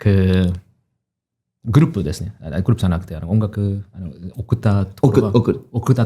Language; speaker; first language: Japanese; non-native, fluent; Korean